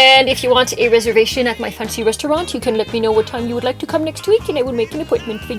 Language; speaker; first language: English; non-native, local second language; French